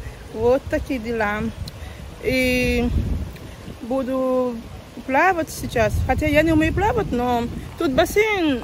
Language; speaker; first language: Russian; non-native, learner; English